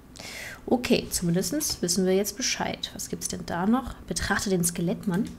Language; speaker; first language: German; native; German